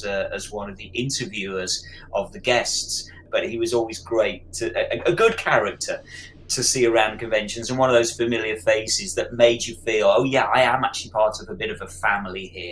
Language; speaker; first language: English; native; English